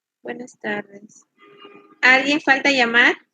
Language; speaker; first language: Spanish; native; Spanish